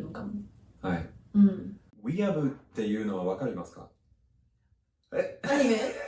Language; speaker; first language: Japanese; non-native, learner; English